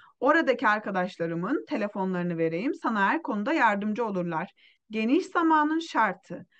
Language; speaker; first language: Turkish; non-native, fluent; Uyghur